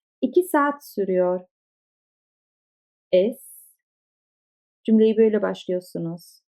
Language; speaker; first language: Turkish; early bilingual, heritage; Turkish